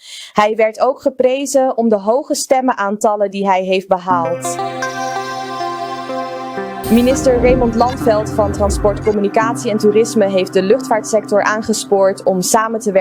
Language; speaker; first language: Dutch; native; Dutch